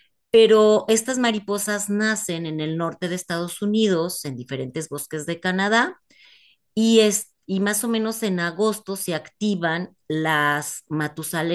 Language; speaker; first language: Spanish; native; Spanish